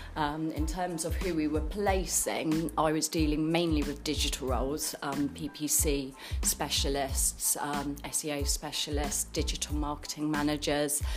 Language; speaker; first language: English; native; English